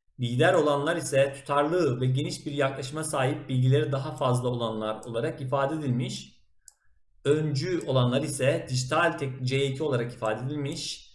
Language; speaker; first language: Turkish; native; Turkish